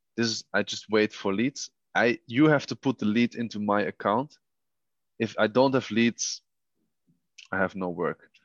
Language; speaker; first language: English; non-native, fluent; Dutch